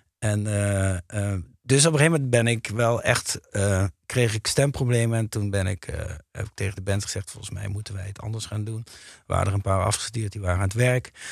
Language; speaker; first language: Dutch; native; Dutch